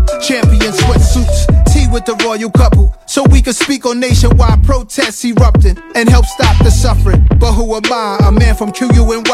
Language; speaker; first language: English; native; English